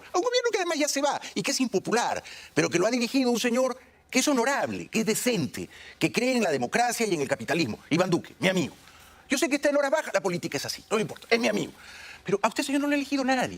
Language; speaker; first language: Spanish; native; Spanish